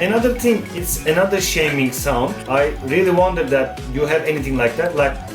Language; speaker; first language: English; non-native, fluent; Turkish